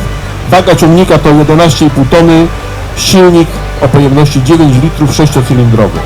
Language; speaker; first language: Polish; native; Polish